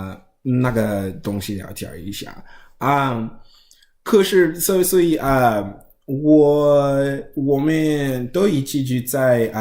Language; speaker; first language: Chinese; non-native, learner; English